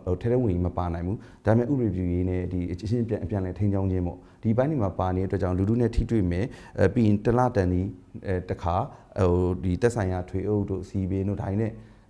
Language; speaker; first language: Burmese; native; Burmese